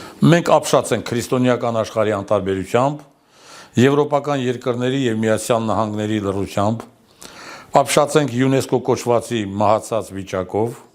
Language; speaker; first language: Armenian; native; Armenian